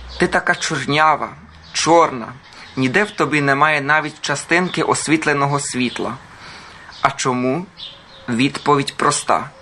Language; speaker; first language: Ukrainian; early bilingual, heritage; Croatian